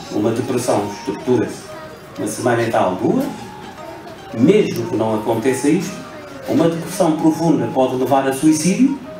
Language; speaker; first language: Portuguese; non-native, local second language; Upper Guinea Crioulo